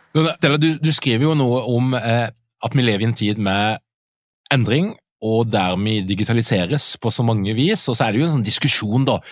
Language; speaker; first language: Norwegian; native; Norwegian